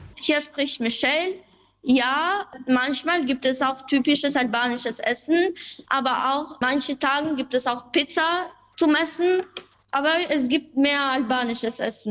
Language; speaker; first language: German; non-native, learner; Albanian